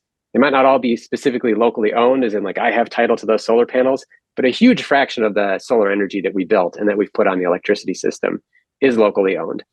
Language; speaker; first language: English; native; English